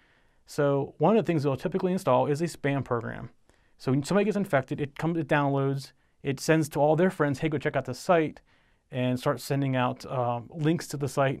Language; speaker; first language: English; native; English